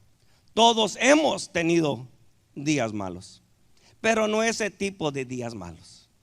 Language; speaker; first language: Spanish; native; Spanish